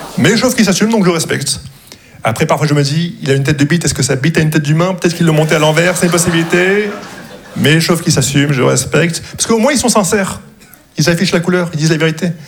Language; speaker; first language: French; non-native, local second language; Arabic